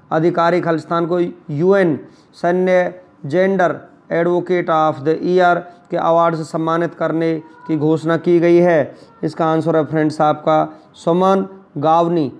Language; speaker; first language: Hindi; native; Hindi